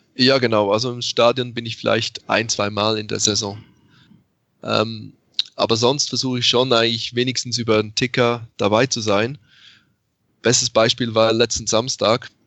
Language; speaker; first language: German; native; German